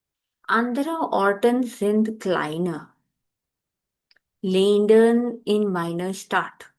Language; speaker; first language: German; non-native, fluent; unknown